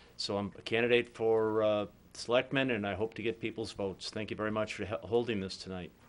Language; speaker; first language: English; native; English